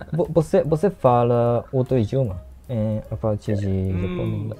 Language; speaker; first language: Portuguese; non-native, learner; Japanese